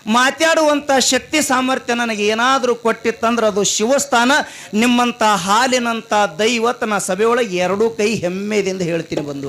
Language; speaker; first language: Kannada; non-native, local second language; Lambadi